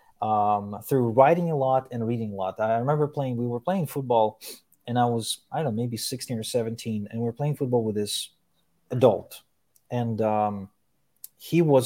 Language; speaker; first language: English; early bilingual, other home language; Ukrainian